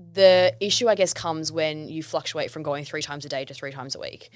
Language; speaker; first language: English; native; English